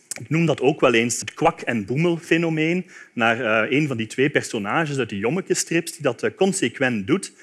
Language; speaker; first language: Dutch; native; Dutch